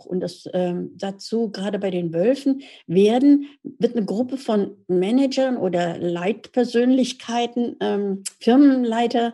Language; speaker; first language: German; native; German